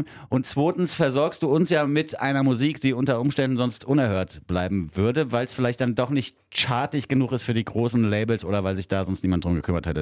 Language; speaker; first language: German; native; German